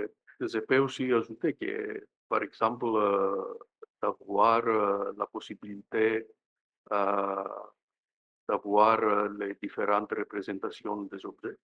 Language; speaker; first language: French; non-native, fluent; Greek